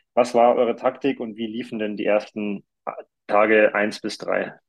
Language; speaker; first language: German; native; German